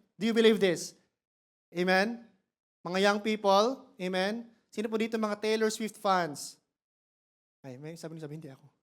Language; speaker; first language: Filipino; non-native, local second language; Cebuano